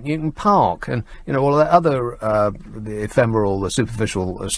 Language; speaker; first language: English; native; English